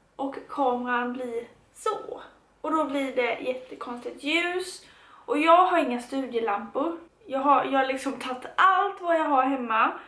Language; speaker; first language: Swedish; native; Swedish